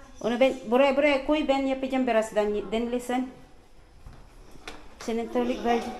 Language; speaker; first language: Turkish; non-native, learner; Filipino